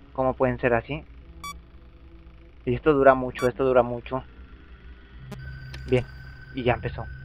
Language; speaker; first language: Spanish; native; Spanish